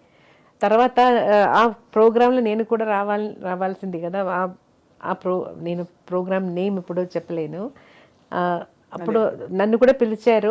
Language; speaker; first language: Telugu; non-native, fluent; Malayalam